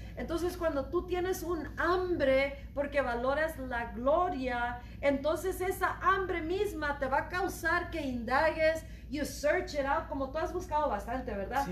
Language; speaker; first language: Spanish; early bilingual, heritage; Spanish